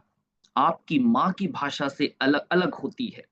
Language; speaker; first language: Hindi; native; Hindi